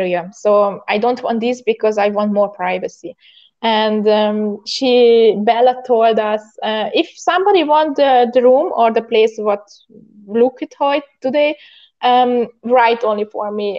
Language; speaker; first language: English; non-native, learner; Hungarian